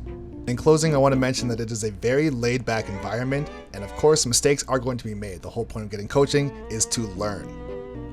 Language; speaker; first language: English; native; English